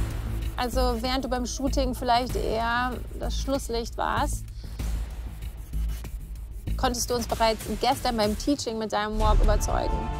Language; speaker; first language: German; native; German